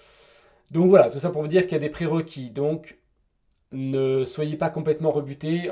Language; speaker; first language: French; native; French